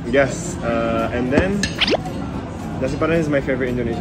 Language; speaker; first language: English; non-native, fluent; Japanese